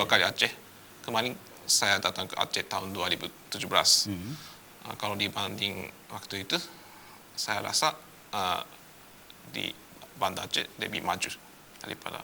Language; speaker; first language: Indonesian; non-native, fluent; Japanese